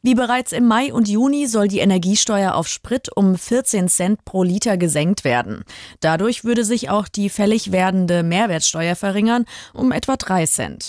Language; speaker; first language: German; native; German